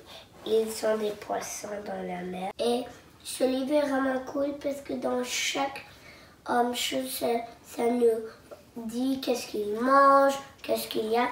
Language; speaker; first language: French; non-native, local second language; English